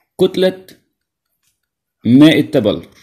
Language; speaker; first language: Arabic; native; Arabic